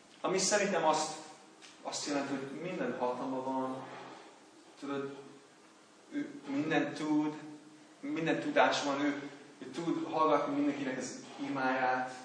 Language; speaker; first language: Hungarian; non-native, learner; English